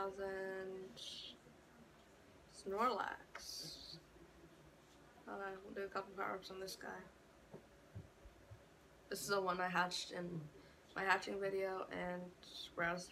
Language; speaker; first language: English; native; English